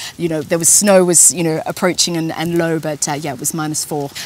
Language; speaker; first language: English; native; English